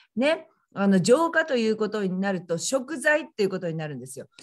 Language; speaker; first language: Japanese; native; Japanese